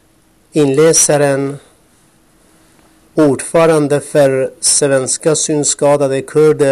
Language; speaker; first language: Swedish; non-native, fluent; Kurdish